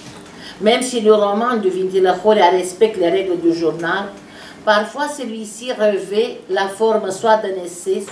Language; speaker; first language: French; non-native, fluent; Romanian